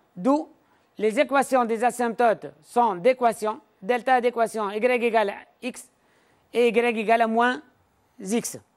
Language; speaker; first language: French; non-native, local second language; Arabic